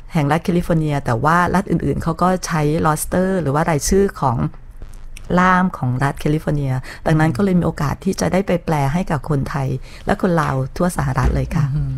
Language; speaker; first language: Thai; native; Thai